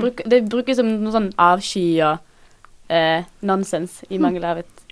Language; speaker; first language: Norwegian; native; Norwegian